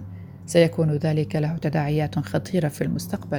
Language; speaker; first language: Arabic; native; Arabic